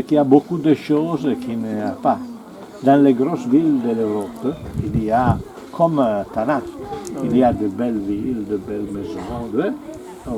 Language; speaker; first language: French; non-native, learner; Italian